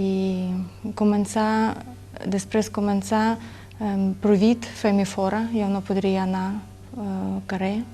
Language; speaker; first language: Catalan; non-native, learner; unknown